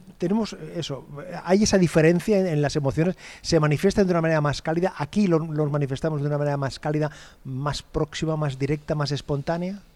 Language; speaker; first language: Spanish; native; Spanish